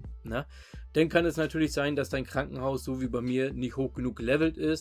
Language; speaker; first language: German; native; German